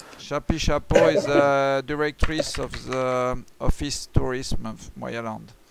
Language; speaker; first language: English; non-native, learner; French